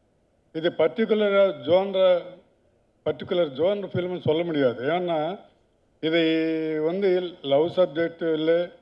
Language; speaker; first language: Tamil; non-native, learner; Telugu